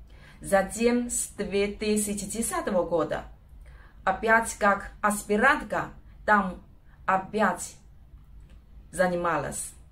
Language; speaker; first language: Russian; non-native, learner; Chinese